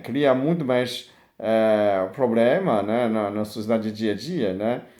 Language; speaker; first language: Portuguese; non-native, fluent; Chinese